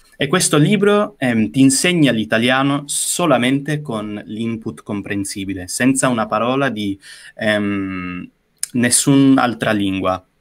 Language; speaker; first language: Italian; non-native, fluent; English